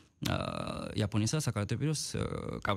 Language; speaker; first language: Georgian; non-native, fluent; Japanese